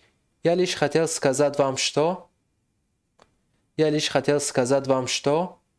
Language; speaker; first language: Russian; non-native, fluent; Tajik